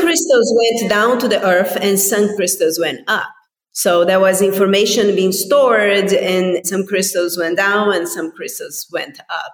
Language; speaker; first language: English; non-native, fluent; Portuguese